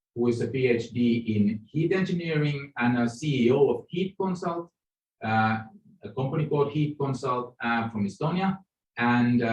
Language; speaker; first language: English; non-native, fluent; Finnish